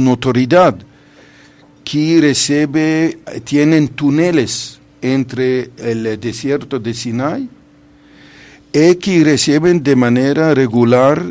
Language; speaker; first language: Spanish; non-native, fluent; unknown